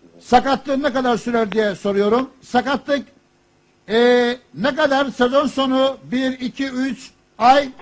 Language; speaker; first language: Turkish; non-native, learner; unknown